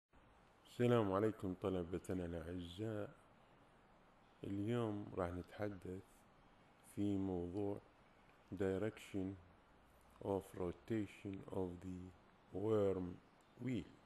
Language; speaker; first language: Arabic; native; Arabic